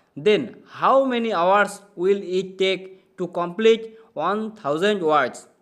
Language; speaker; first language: English; non-native, local second language; Bangla